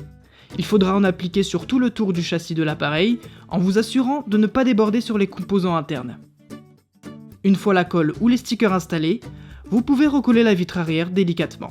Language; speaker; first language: French; native; French